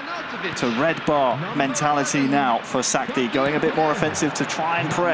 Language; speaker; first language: English; native; English